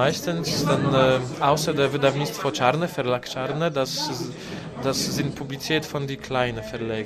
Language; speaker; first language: German; non-native, learner; Polish